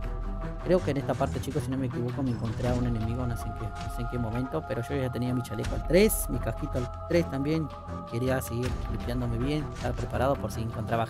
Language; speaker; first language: Spanish; native; Spanish